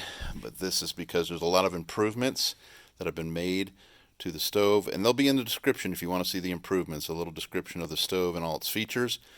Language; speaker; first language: English; native; English